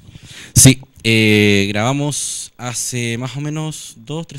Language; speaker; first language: Spanish; native; Spanish